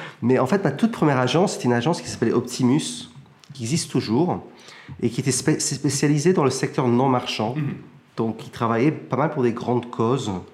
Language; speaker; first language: French; early bilingual, heritage; French